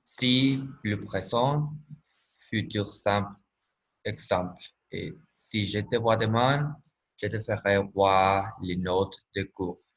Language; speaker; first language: French; non-native, learner; Spanish